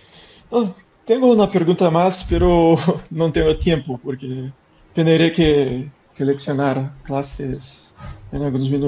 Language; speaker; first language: Spanish; non-native, fluent; Portuguese